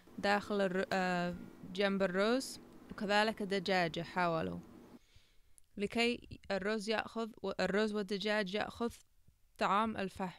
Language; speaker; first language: Arabic; non-native, learner; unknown